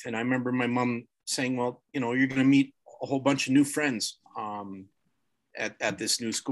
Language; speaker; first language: English; native; English